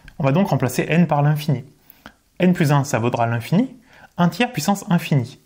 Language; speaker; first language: French; native; French